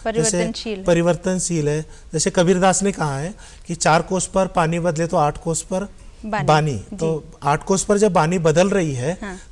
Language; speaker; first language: Hindi; non-native, local second language; Kannada